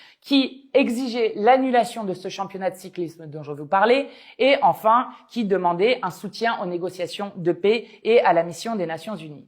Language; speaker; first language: French; native; French